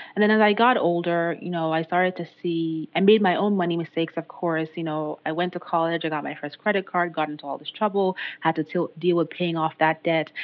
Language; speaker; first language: English; non-native, local second language; Yoruba